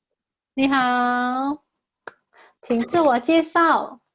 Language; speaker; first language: Chinese; non-native, fluent; Indonesian